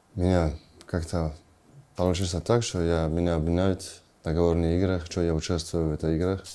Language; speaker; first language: Russian; non-native, learner; Georgian